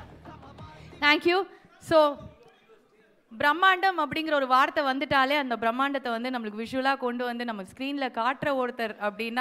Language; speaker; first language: Tamil; native; Tamil